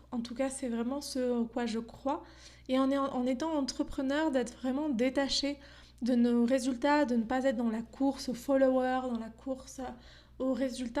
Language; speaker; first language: French; native; French